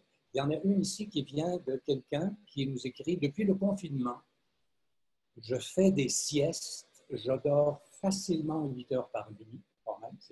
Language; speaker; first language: French; native; French